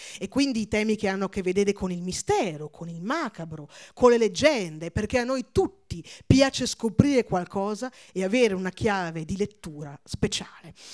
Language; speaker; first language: Italian; early bilingual, other home language; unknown